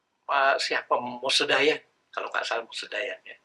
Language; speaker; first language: Indonesian; native; Indonesian